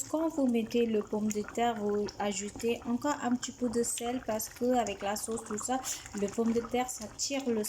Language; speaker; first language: French; non-native, fluent; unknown